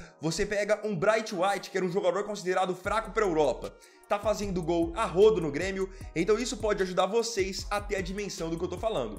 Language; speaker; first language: Portuguese; native; Portuguese